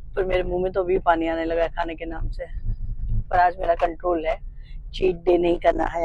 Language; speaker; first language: Hindi; non-native, local second language; Marathi